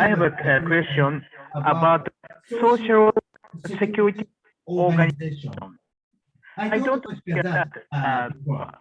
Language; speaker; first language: English; non-native, learner; Japanese